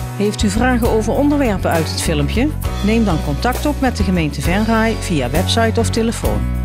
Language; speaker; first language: Dutch; native; Dutch